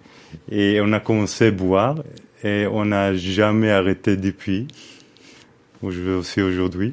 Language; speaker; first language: French; non-native, fluent; Hebrew